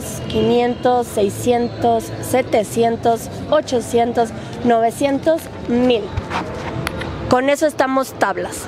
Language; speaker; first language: Spanish; native; Spanish